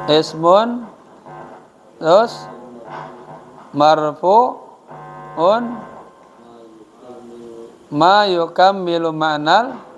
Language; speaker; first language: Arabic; non-native, fluent; Indonesian